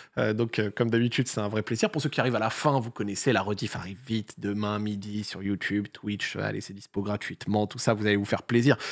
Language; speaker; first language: French; native; French